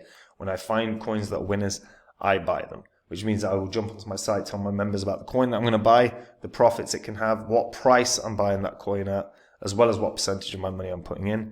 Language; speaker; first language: English; native; English